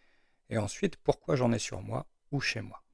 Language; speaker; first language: French; native; French